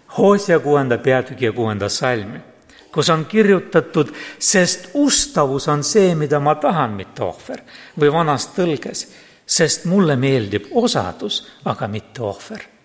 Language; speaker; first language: Estonian; non-native, local second language; Russian